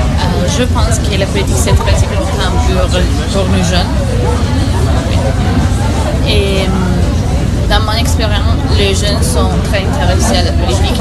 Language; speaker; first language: French; non-native, fluent; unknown